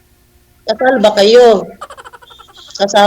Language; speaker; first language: Filipino; non-native, local second language; Cebuano